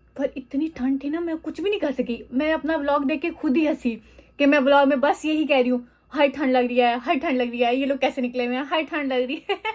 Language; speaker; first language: Urdu; native; Urdu